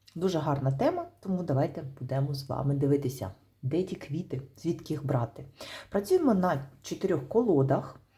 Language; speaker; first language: Ukrainian; non-native, local second language; Russian